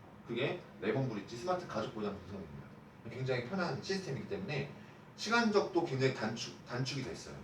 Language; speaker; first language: Korean; native; Korean